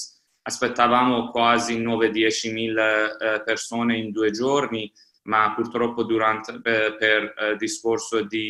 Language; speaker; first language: Italian; non-native, fluent; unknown